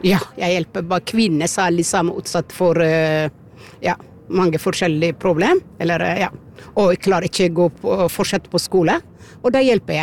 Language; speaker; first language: Norwegian; non-native, learner; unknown